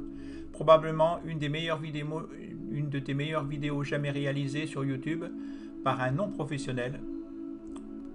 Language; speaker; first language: French; native; French